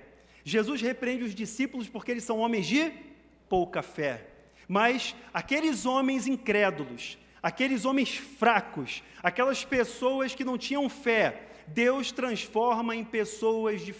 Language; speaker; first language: Portuguese; native; Portuguese